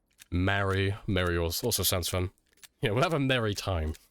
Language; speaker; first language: English; native; English